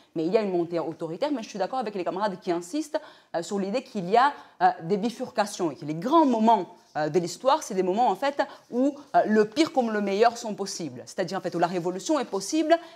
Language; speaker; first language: French; non-native, fluent; Portuguese